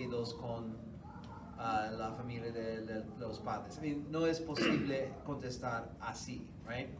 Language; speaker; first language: Spanish; non-native, fluent; English